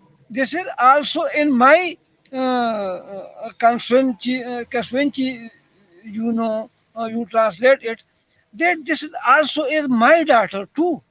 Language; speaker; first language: English; non-native, learner; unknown